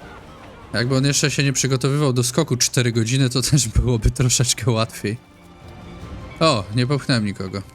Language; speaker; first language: Polish; native; Polish